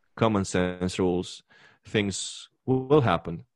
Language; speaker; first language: English; non-native, fluent; Romanian